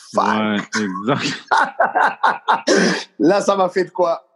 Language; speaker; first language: French; native; French